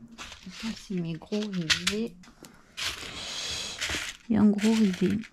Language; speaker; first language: French; native; French